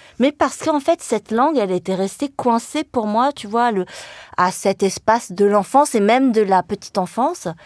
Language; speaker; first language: French; early bilingual, other home language; Vietnamese